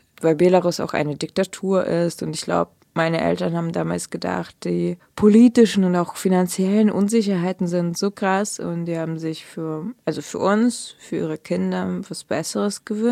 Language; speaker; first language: German; early bilingual, other home language; Russian